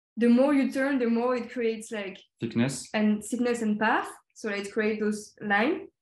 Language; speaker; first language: English; non-native, fluent; French